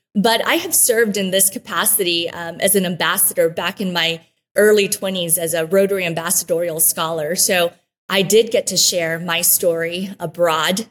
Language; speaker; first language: English; early bilingual, other home language; Spanish